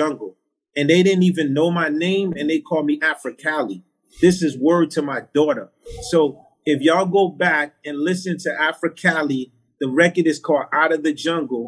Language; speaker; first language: English; early bilingual, other home language; Haitian Creole